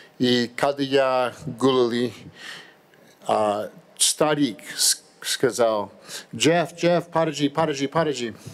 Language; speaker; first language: Russian; non-native, learner; English